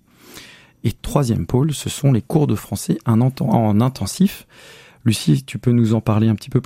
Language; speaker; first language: French; native; French